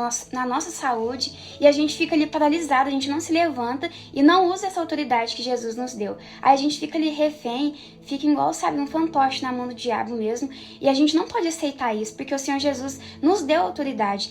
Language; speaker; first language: Portuguese; native; Portuguese